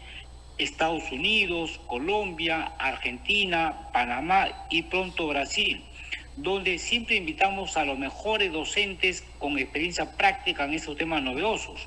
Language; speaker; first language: Spanish; native; Spanish